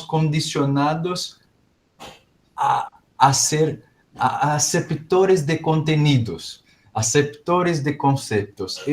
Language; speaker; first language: Spanish; non-native, learner; Portuguese